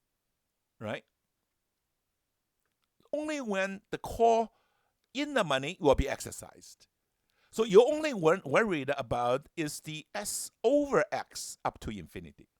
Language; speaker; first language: English; non-native, fluent; Chinese